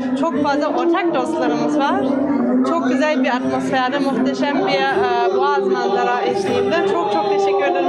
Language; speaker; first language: Turkish; non-native, fluent; German